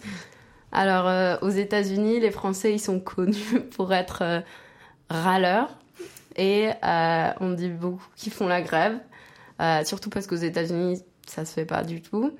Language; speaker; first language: French; non-native, fluent; Spanish